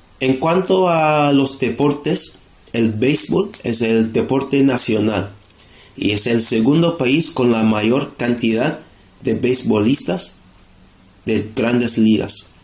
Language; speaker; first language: Spanish; non-native, fluent; English